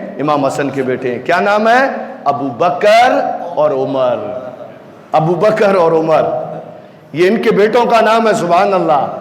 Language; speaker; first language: Urdu; native; Urdu